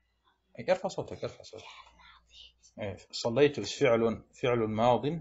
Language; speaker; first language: Arabic; non-native, fluent; German